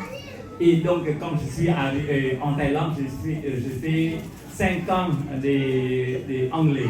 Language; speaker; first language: French; non-native, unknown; Khmer